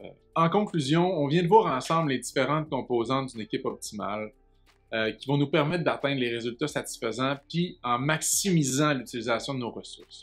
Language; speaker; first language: French; native; French